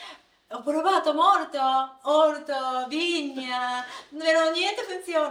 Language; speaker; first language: Italian; non-native, learner; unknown